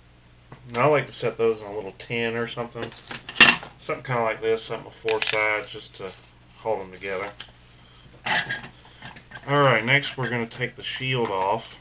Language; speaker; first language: English; native; English